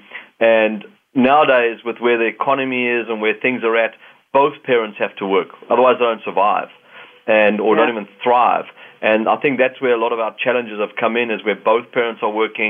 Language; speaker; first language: English; native; English